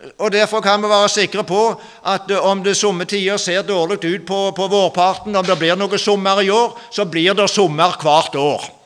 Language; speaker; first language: Norwegian; native; Norwegian